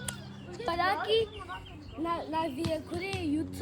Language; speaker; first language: Kinyarwanda; early bilingual, heritage; Kinyarwanda